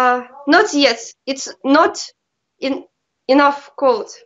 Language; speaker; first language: English; non-native, learner; Russian